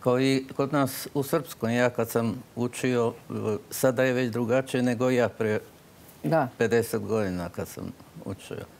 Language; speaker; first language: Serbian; non-native, local second language; Slovak